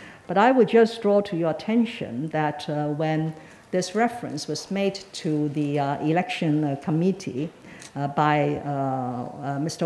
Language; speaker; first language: English; non-native, local second language; Cantonese